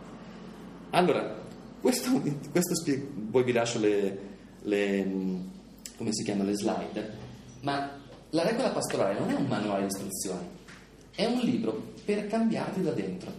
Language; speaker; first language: Italian; native; Italian